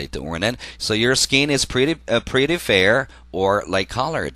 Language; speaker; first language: English; non-native, fluent; Korean